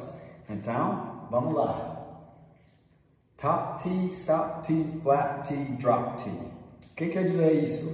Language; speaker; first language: Portuguese; non-native, fluent; English